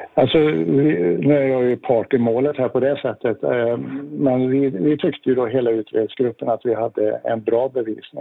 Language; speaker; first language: Swedish; native; Swedish